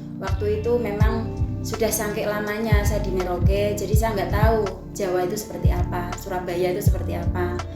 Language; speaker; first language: Indonesian; native; Indonesian